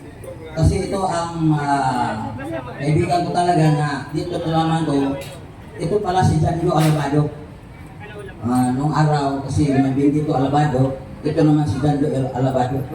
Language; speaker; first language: Filipino; non-native, local second language; Cebuano